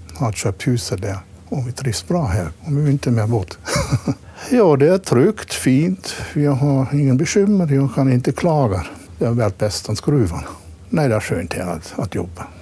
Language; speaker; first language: Swedish; non-native, fluent; German